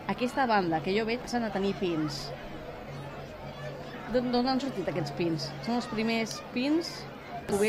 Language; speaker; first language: Catalan; native; Catalan